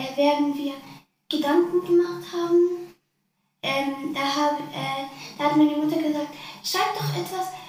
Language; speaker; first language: German; early bilingual, other home language; Arabic